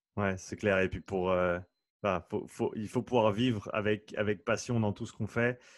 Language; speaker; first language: French; native; French